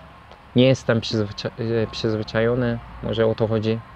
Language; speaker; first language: Polish; non-native, fluent; Turkish